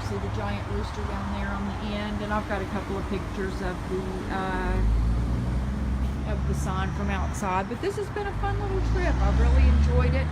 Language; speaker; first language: English; native; English